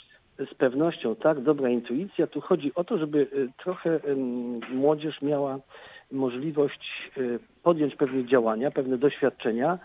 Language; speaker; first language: Polish; native; Polish